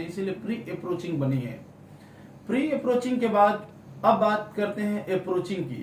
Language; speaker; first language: Hindi; native; Hindi